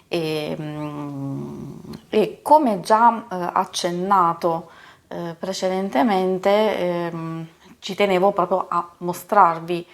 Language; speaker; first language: Italian; native; Italian